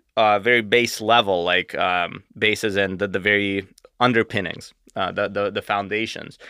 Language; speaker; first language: English; native; English